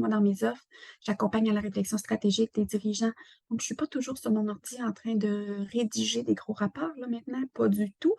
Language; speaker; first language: French; native; French